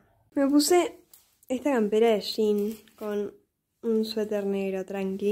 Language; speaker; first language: Spanish; native; Spanish